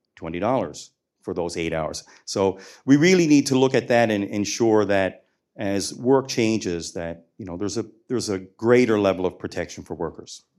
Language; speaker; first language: English; native; English